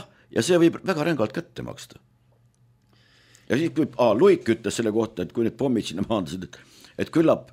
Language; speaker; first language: Estonian; native; Estonian